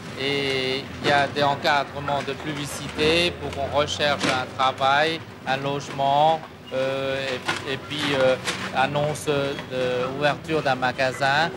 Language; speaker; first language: French; non-native, fluent; Cantonese